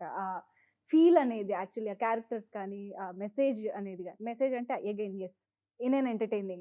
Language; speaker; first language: Telugu; native; Telugu